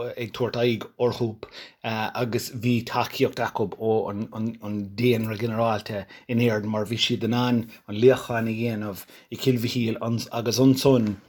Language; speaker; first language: Irish; non-native, local second language; English